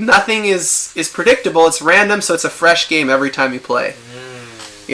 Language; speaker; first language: English; native; English